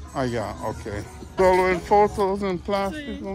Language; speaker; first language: Spanish; non-native, learner; English